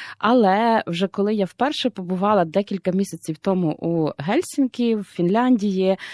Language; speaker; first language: Ukrainian; native; Ukrainian